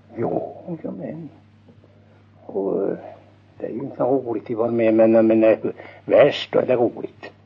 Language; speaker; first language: Swedish; native; Swedish